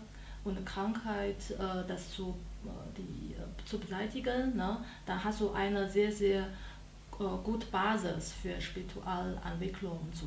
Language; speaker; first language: German; non-native, learner; Chinese